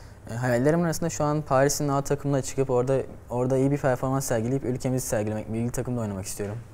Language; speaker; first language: Turkish; native; Turkish